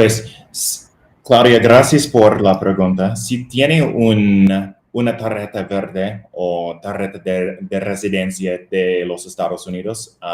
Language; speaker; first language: Spanish; non-native, fluent; English